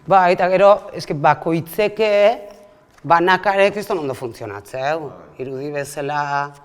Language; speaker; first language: Basque; native; Basque